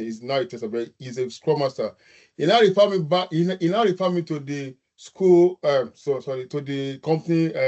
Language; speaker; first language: English; non-native, local second language; Yoruba